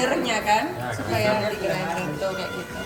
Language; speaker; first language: Indonesian; native; Indonesian